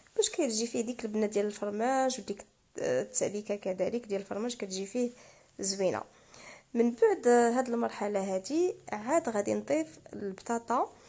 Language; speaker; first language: Arabic; native; Arabic